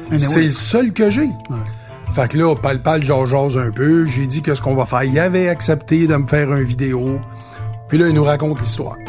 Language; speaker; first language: French; native; French